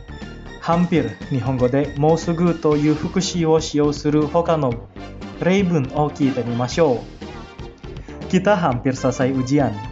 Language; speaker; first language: Japanese; non-native, fluent; Indonesian